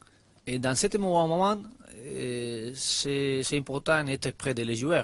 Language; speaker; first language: French; non-native, learner; Spanish